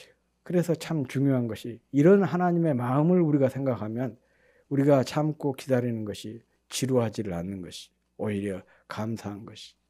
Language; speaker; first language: Korean; native; Korean